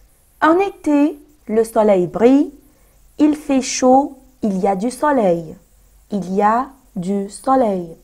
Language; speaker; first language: French; non-native, fluent; Arabic